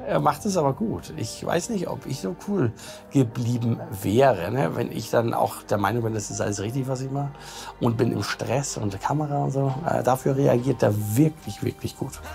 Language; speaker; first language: German; native; German